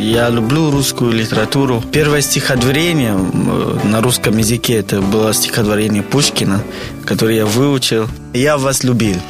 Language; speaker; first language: Russian; non-native, learner; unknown